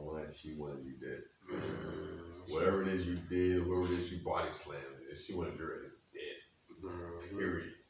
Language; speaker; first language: English; native; English